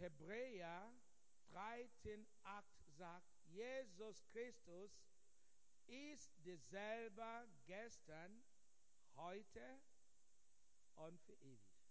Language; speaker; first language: German; non-native, fluent; Igbo